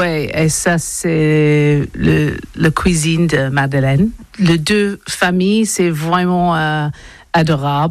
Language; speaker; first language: French; non-native, learner; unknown